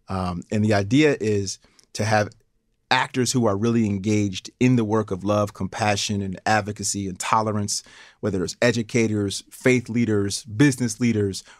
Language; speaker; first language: English; native; English